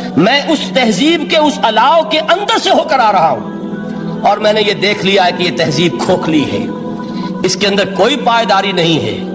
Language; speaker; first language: Urdu; native; Urdu